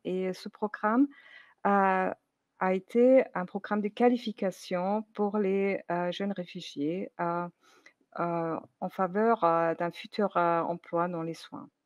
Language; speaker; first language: French; non-native, fluent; German